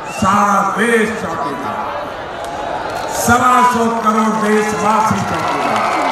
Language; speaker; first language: Hindi; non-native, local second language; Gujarati